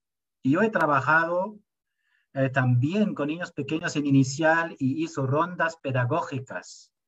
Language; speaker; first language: Spanish; non-native, fluent; German